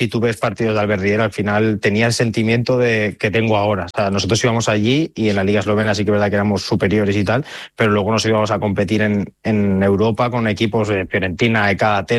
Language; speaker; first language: Spanish; native; Spanish